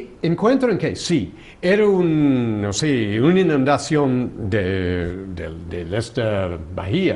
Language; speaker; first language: Spanish; non-native, fluent; English